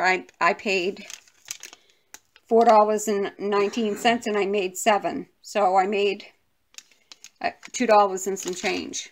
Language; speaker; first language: English; native; English